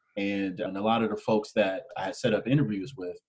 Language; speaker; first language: English; native; English